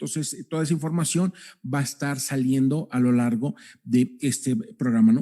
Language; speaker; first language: Spanish; native; Spanish